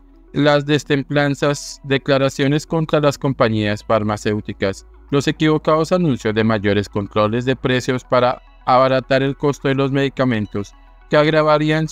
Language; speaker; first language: Spanish; native; Spanish